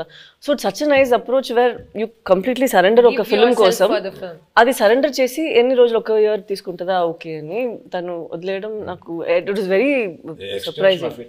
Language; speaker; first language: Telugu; non-native, fluent; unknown